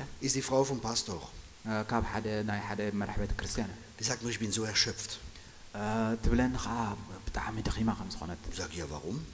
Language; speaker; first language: German; non-native, fluent; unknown